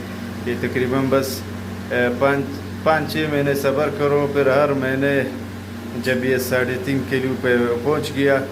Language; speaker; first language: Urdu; non-native, local second language; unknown